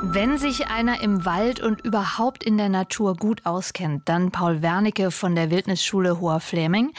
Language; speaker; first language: German; native; German